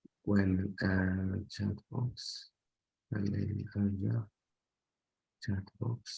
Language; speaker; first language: Arabic; native; Arabic